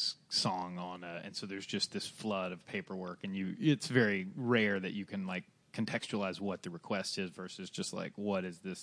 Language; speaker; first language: English; native; English